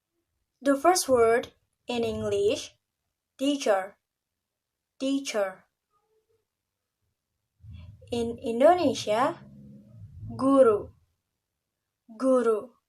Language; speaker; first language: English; non-native, learner; Indonesian